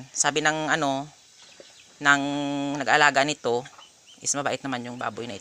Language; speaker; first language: Filipino; native; Filipino